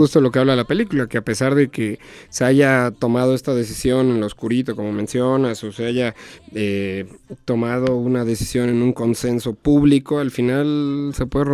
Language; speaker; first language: Spanish; native; Spanish